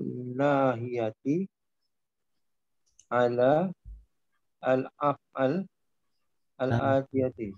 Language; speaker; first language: Arabic; non-native, learner; Malay